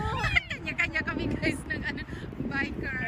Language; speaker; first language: Filipino; native; Filipino